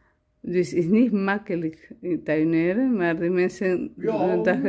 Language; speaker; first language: Dutch; non-native, learner; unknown